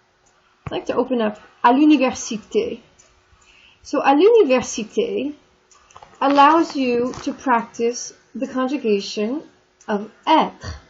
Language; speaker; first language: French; non-native, fluent; English